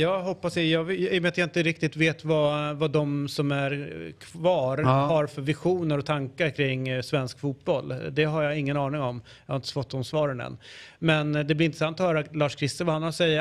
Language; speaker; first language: Swedish; native; Swedish